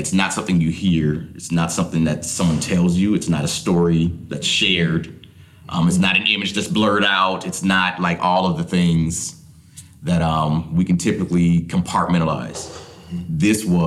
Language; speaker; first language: English; native; English